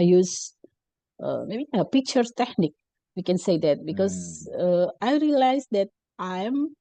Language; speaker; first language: English; non-native, learner; Indonesian